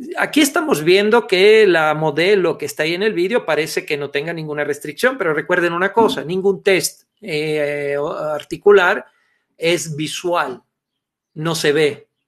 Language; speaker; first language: Spanish; non-native, fluent; Italian